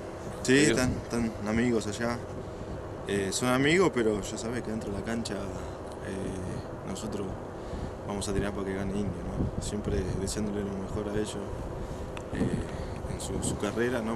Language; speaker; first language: Spanish; native; Spanish